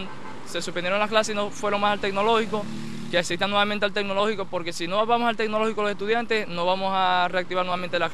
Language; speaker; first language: Spanish; native; Spanish